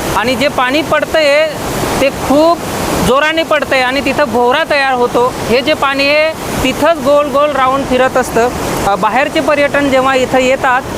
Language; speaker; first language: Marathi; non-native, local second language; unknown